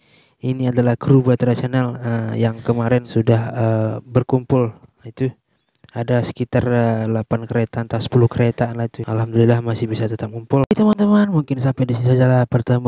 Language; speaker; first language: Indonesian; non-native, local second language; Malay